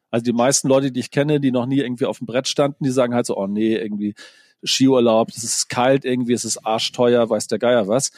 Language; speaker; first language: German; native; German